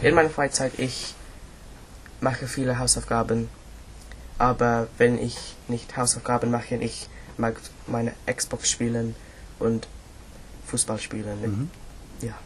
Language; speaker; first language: German; non-native, learner; English